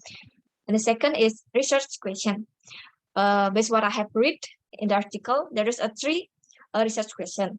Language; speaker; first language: English; non-native, learner; Indonesian